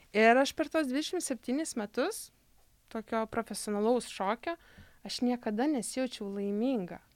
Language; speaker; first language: Lithuanian; native; Lithuanian